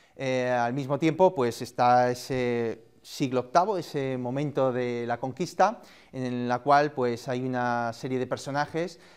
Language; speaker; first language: Spanish; native; Spanish